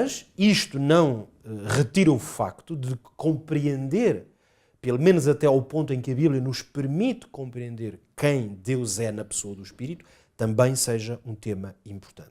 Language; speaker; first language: Portuguese; native; Portuguese